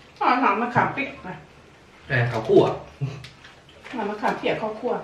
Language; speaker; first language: Thai; native; Thai